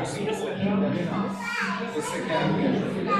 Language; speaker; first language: German; non-native, learner; Portuguese